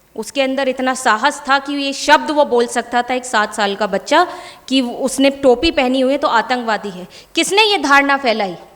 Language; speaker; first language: Hindi; native; Hindi